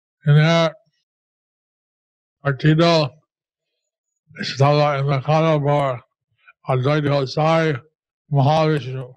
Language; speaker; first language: Spanish; non-native, learner; English